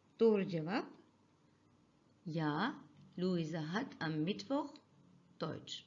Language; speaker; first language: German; non-native, fluent; Turkish